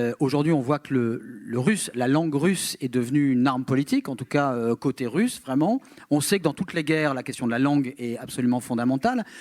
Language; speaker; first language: French; native; French